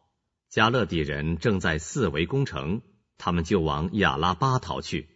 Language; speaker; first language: Chinese; native; Chinese